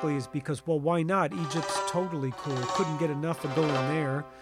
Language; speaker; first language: English; native; English